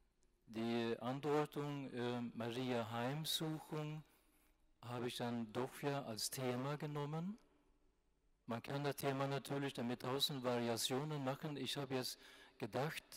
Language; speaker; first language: German; non-native, fluent; Swedish